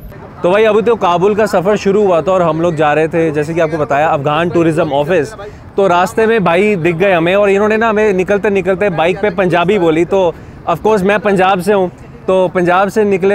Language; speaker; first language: Hindi; native; Hindi